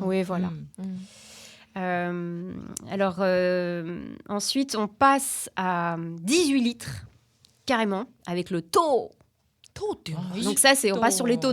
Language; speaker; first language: French; native; French